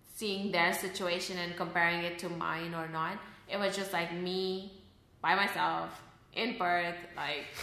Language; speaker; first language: English; early bilingual, other home language; Urdu